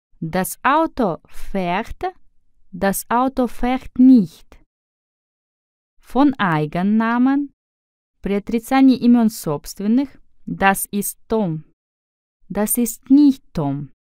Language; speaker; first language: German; non-native, fluent; Russian